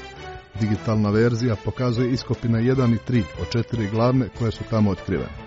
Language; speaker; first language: Croatian; native; Croatian